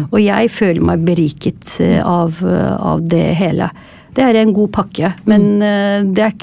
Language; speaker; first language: Norwegian; non-native, fluent; Turkish